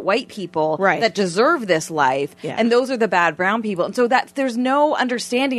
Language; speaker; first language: English; non-native, fluent; Armenian